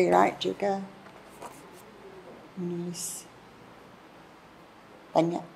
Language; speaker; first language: Indonesian; non-native, fluent; English